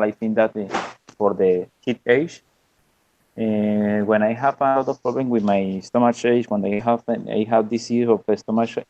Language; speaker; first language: English; non-native, learner; Spanish